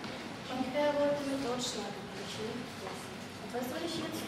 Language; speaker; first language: German; non-native, learner; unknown